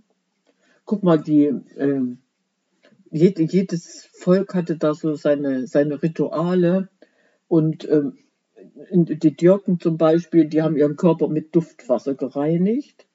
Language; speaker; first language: German; native; German